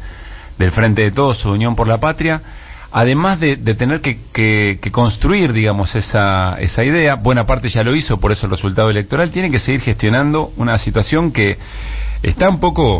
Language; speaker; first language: Spanish; native; Spanish